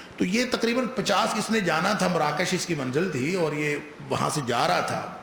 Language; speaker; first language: Urdu; non-native, local second language; Punjabi